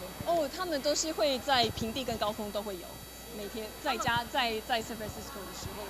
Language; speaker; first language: Chinese; native; Chinese